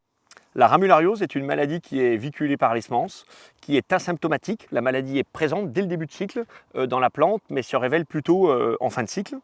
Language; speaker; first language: French; native; French